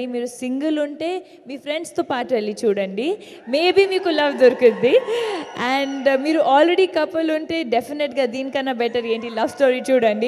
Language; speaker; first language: Telugu; non-native, fluent; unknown